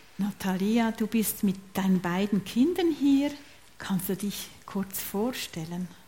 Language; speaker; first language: German; native; German